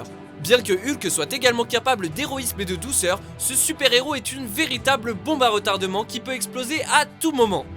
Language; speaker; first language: French; native; French